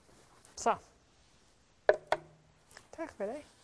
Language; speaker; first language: Swedish; non-native, fluent; English